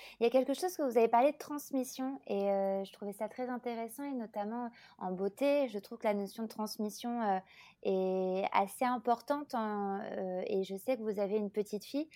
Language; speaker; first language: French; native; French